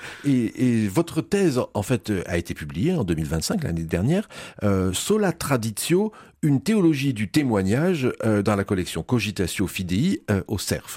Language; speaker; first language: French; native; French